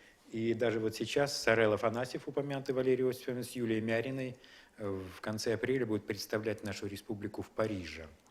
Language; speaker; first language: Russian; native; Russian